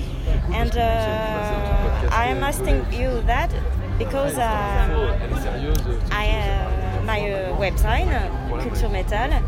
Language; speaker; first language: English; non-native, learner; French